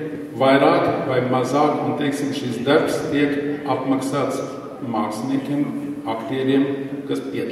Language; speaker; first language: Latvian; native; Latvian